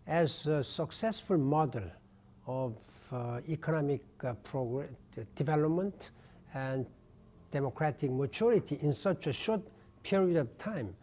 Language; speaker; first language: English; non-native, fluent; Korean